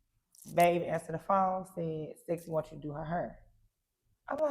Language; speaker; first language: English; native; English